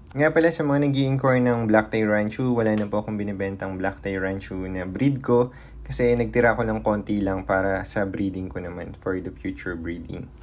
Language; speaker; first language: Filipino; native; Filipino